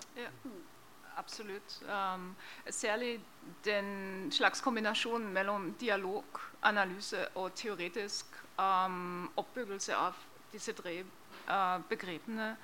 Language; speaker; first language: Norwegian; non-native, fluent; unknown